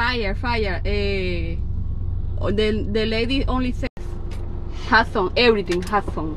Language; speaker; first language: English; non-native, learner; Spanish